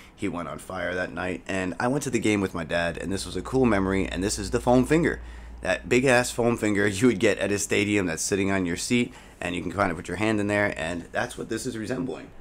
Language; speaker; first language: English; native; English